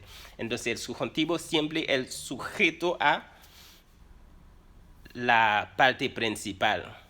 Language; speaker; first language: Spanish; non-native, fluent; Haitian Creole